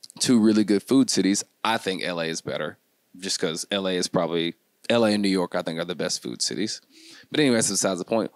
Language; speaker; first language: English; native; English